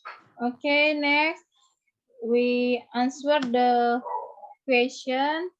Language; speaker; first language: English; non-native, learner; Indonesian